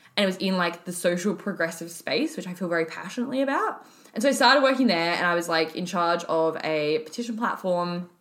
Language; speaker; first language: English; native; English